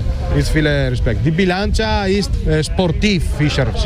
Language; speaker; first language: German; non-native, learner; Italian